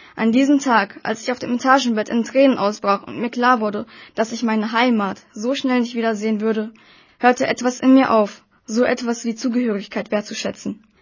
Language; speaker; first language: German; early bilingual, other home language; Russian